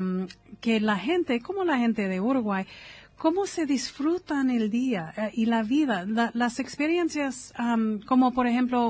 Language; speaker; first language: Spanish; non-native, fluent; English